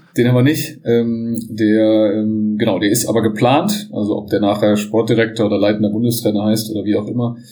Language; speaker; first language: German; native; German